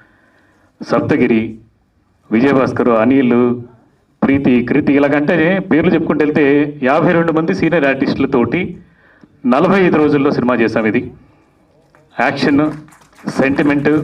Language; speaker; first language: Telugu; native; Telugu